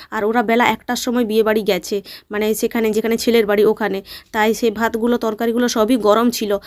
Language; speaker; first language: Bangla; native; Bangla